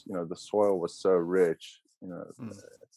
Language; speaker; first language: English; native; English